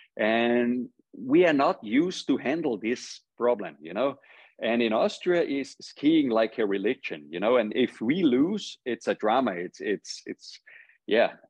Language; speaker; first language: English; non-native, fluent; German